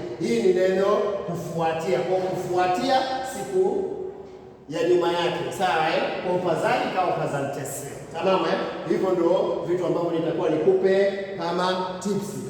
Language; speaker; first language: Swahili; native; Swahili